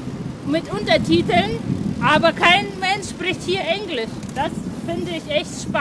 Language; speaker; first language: German; non-native, fluent; Russian